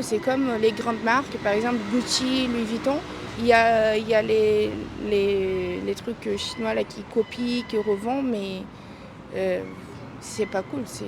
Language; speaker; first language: French; non-native, fluent; Portuguese